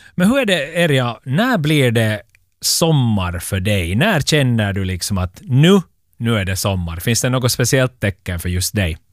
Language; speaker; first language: Swedish; native; Swedish